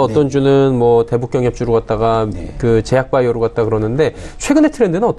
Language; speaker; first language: Korean; native; Korean